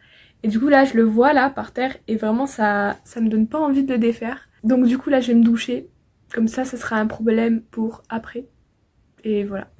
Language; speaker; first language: French; native; French